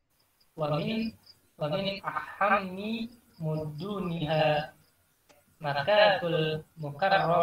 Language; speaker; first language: Arabic; non-native, learner; Indonesian